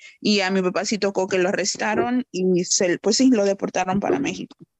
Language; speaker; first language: Spanish; early bilingual, heritage; Spanish